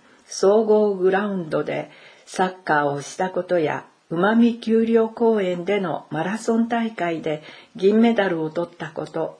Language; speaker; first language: Japanese; native; Japanese